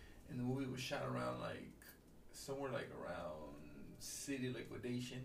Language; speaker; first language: English; early bilingual, other home language; Spanish